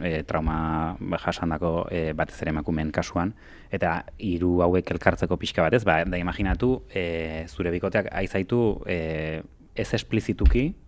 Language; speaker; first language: Basque; native; Basque